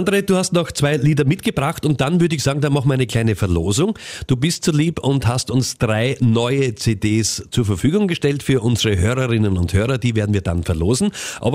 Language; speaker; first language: German; native; German